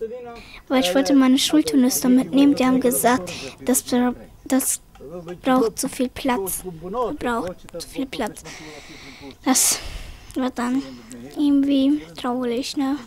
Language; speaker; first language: German; early bilingual, other home language; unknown